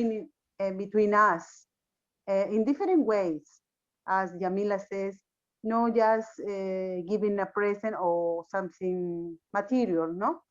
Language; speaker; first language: English; non-native, learner; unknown